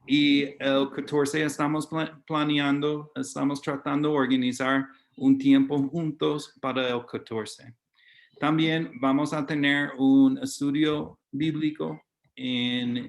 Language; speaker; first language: Spanish; non-native, fluent; English